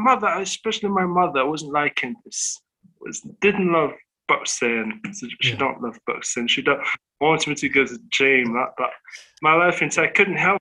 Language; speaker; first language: English; non-native, fluent; Arabic